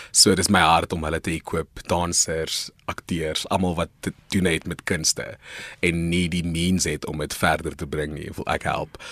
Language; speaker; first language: Afrikaans; non-native, local second language; Northern Sotho